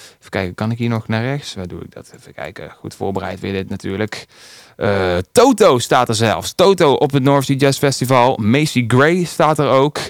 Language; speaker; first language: Dutch; native; Dutch